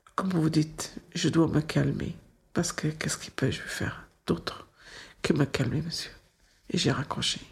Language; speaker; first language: French; non-native, local second language; Arabic